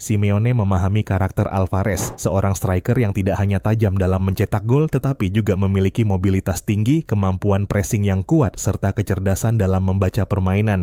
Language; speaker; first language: Indonesian; native; Indonesian